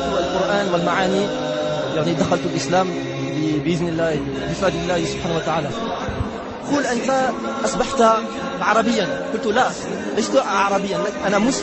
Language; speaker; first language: Arabic; non-native, fluent; Italian